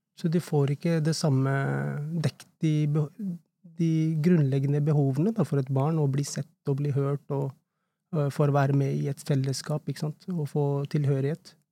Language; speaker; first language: Norwegian; early bilingual, other home language; Urdu